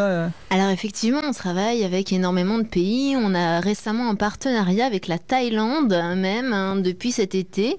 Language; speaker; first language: French; native; French